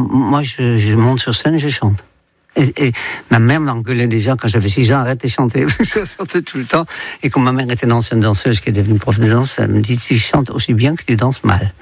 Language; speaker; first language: French; non-native, fluent; Dutch